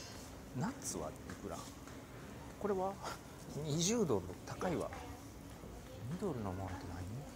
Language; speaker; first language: Japanese; native; Japanese